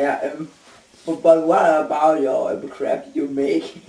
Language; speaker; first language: English; non-native, learner; Danish